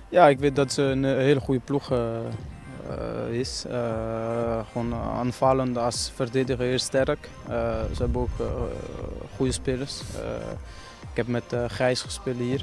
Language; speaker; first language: Dutch; non-native, fluent; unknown